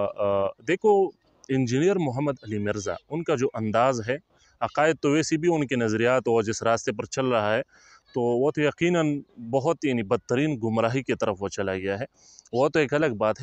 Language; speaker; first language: Urdu; native; Urdu